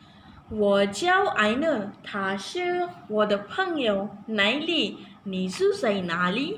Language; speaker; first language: Chinese; non-native, learner; Malay